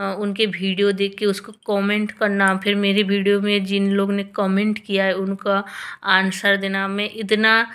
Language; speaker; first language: Hindi; non-native, local second language; Bangla